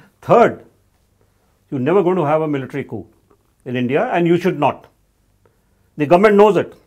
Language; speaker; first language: English; non-native, local second language; Hindi